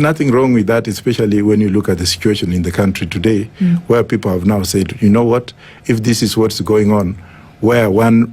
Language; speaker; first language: English; non-native, local second language; Luyia